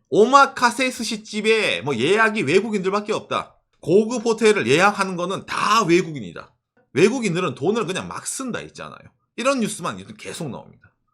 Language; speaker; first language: Korean; native; Korean